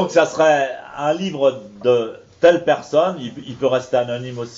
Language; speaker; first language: French; native; French